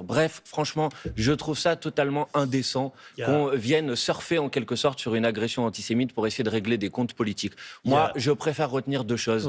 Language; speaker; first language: French; native; French